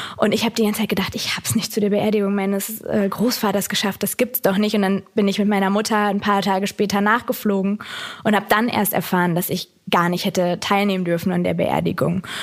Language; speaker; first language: German; native; German